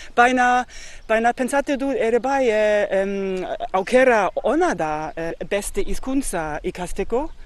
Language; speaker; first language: Basque; non-native, learner; German